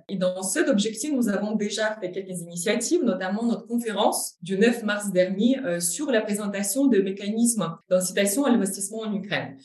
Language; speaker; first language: French; non-native, fluent; Ukrainian